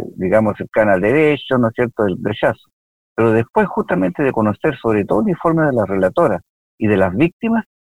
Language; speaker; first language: Spanish; native; Spanish